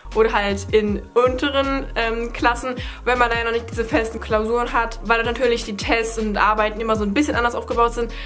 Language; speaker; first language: German; native; German